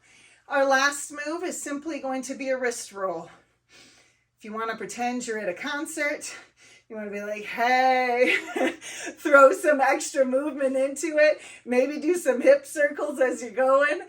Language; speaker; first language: English; native; English